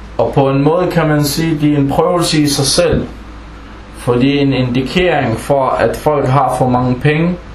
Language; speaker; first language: Danish; non-native, fluent; Arabic